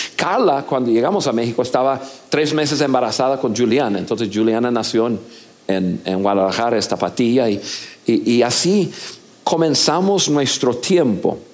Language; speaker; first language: Spanish; non-native, fluent; English